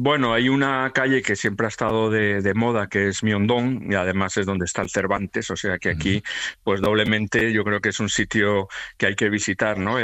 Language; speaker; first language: Spanish; native; Spanish